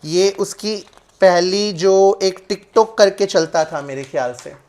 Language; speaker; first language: Hindi; non-native, local second language; Punjabi